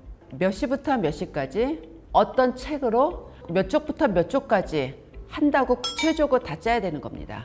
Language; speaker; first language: Korean; native; Korean